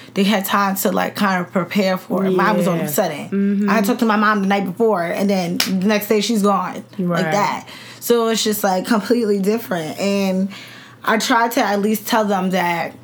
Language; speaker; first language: English; native; English